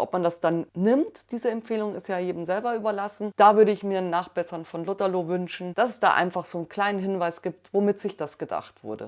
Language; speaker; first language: German; native; German